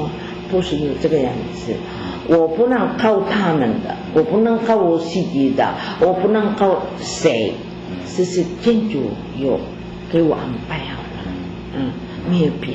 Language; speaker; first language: Chinese; non-native, learner; Filipino